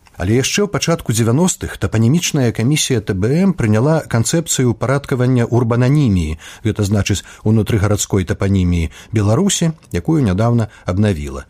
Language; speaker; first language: Belarusian; native; Belarusian